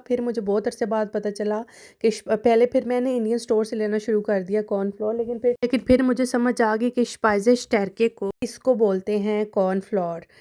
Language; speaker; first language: Urdu; native; Urdu